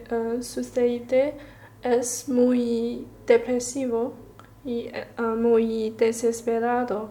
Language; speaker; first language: Spanish; non-native, learner; Chinese